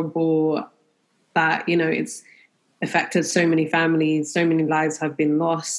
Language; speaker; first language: English; native; English